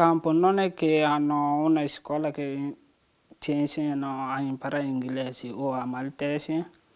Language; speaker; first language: Italian; non-native, learner; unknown